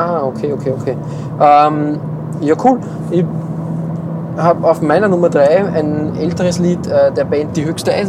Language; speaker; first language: German; native; German